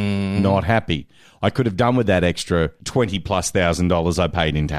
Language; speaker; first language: English; native; English